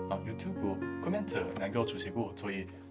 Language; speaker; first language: Korean; non-native, fluent; Chinese